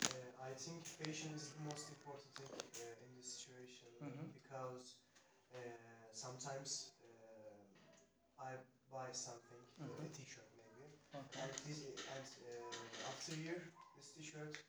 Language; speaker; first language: English; non-native, learner; Turkish